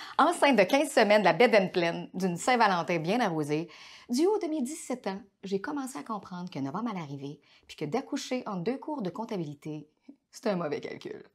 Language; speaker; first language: French; native; French